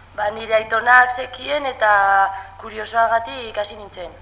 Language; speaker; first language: Basque; non-native, local second language; Spanish